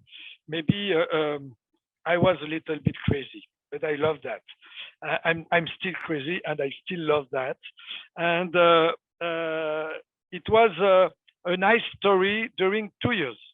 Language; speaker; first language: English; non-native, fluent; French